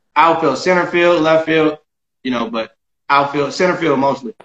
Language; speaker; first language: English; native; English